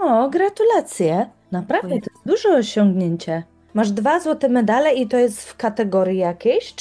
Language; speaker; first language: Polish; native; Polish